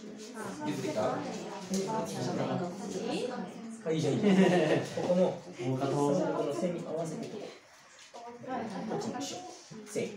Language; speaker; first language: Japanese; native; Japanese